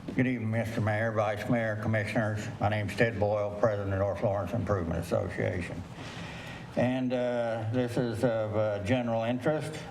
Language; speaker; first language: English; native; English